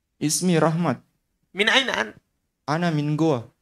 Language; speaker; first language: Arabic; non-native, learner; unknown